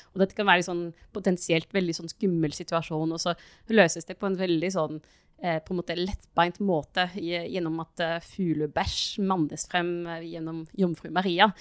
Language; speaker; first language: Norwegian; non-native, fluent; French